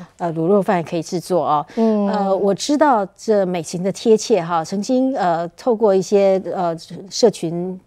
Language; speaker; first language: Chinese; native; Chinese